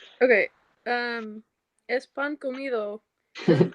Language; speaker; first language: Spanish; non-native, learner; English